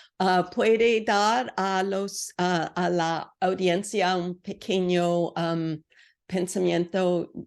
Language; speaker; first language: Spanish; non-native, learner; English